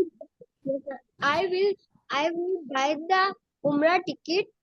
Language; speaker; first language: English; non-native, learner; Urdu